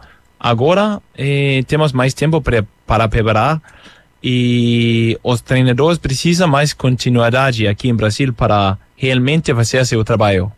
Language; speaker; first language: Portuguese; non-native, fluent; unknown